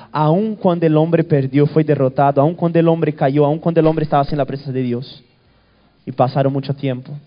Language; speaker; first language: Spanish; early bilingual, other home language; Portuguese